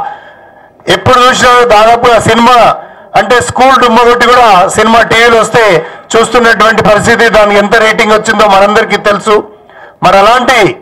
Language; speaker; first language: Telugu; native; Telugu